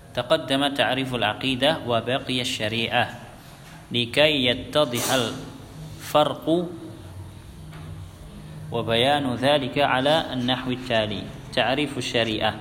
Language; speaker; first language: Arabic; non-native, fluent; Indonesian